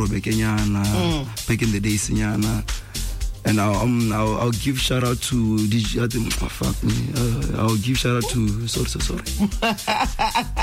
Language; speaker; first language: English; non-native, local second language; Tswana